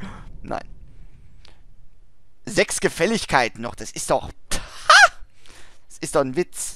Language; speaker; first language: German; native; German